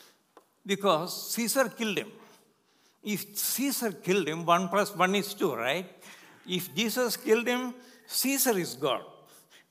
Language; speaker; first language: English; non-native, local second language; Malayalam